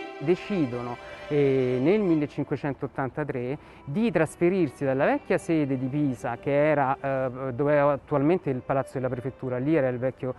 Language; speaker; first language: Italian; native; Italian